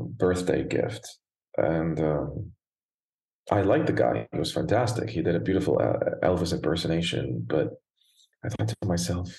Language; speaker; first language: English; native; English